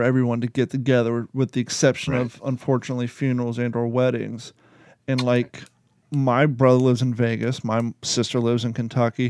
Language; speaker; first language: English; native; English